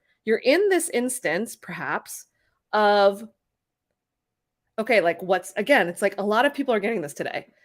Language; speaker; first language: English; native; English